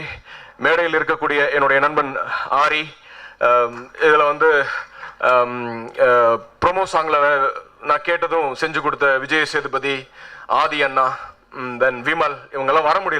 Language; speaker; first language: Tamil; native; Tamil